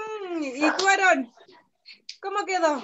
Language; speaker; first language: Spanish; native; Spanish